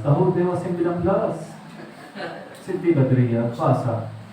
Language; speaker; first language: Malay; non-native, learner; Arabic